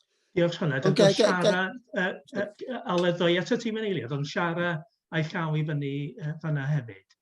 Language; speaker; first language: Welsh; native; Welsh